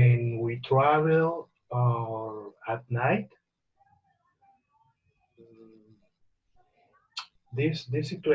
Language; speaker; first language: English; non-native, learner; Spanish